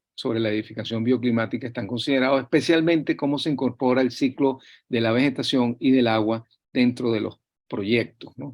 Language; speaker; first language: Spanish; native; Spanish